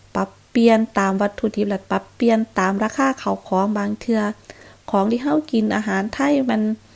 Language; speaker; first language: Thai; native; Thai